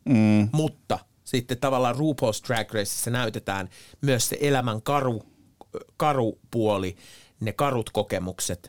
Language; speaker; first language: Finnish; native; Finnish